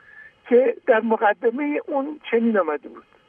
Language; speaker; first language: Persian; native; Persian